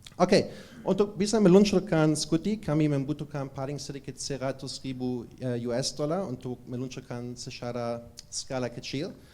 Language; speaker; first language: Indonesian; non-native, fluent; German